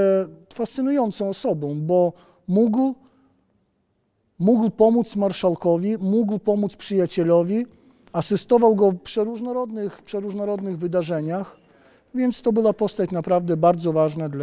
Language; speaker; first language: Polish; native; Polish